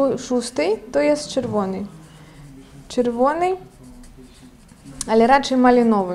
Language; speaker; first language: Polish; non-native, fluent; Ukrainian